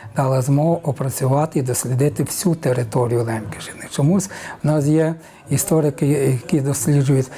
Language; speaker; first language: Ukrainian; native; Ukrainian